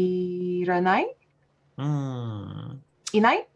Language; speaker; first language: Japanese; non-native, learner; English